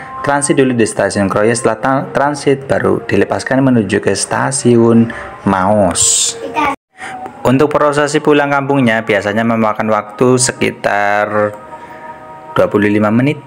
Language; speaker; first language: Indonesian; native; Indonesian